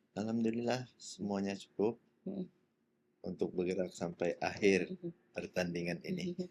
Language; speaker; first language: Malay; native; Malay